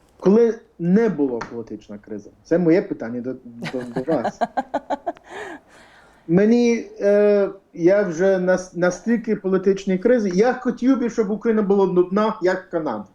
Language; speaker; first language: Ukrainian; early bilingual, heritage; Ukrainian